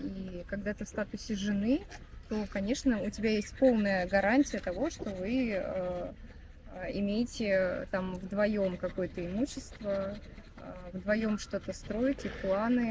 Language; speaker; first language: Russian; native; Russian